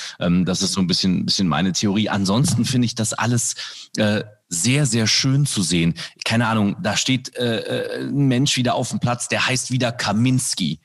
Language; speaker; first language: German; early bilingual, other home language; Indonesian